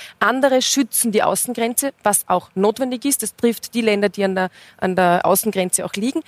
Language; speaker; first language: German; native; German